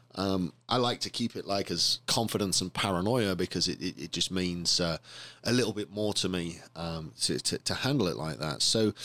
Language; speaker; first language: English; native; English